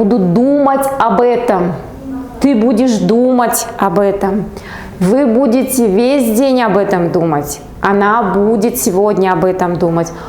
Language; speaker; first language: Russian; non-native, local second language; Kazakh